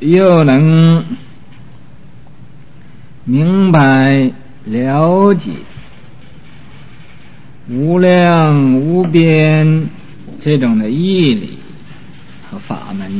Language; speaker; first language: Chinese; native; Chinese